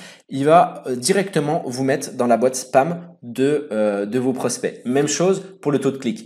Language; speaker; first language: French; native; French